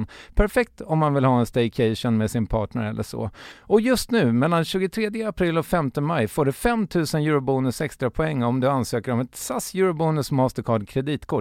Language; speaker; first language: Swedish; native; Swedish